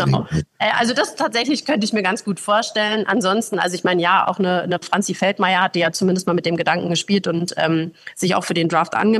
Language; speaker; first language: German; native; German